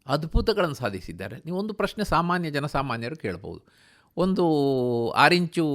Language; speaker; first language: Kannada; native; Kannada